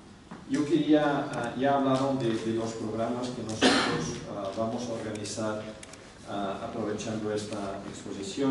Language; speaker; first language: Spanish; non-native, fluent; Portuguese